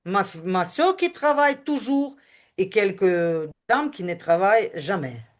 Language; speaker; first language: French; non-native, learner; Ukrainian